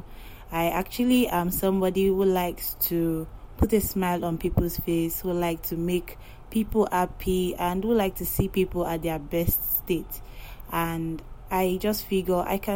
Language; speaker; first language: English; non-native, local second language; Yoruba